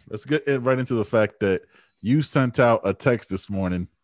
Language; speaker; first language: English; early bilingual, other home language; Spanish